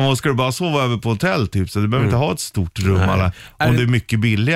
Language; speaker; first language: Swedish; native; Swedish